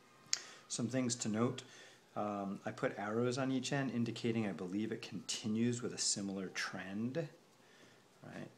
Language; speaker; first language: English; native; English